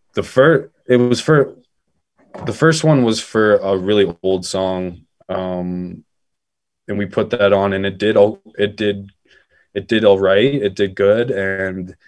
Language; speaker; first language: English; native; English